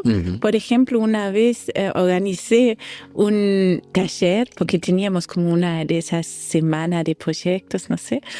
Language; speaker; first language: Spanish; non-native, fluent; German